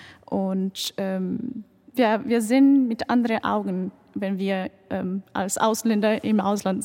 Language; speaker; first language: German; non-native, fluent; Portuguese